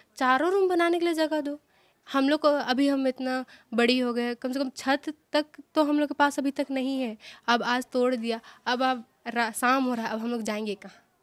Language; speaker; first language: Hindi; native; Hindi